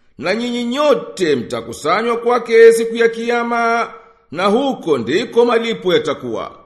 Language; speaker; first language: Swahili; native; Swahili